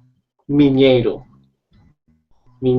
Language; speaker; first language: Portuguese; non-native, fluent; English